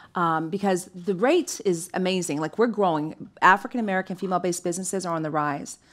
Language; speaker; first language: English; native; English